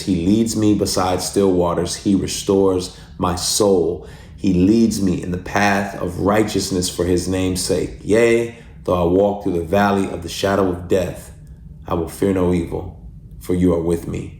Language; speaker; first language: English; native; English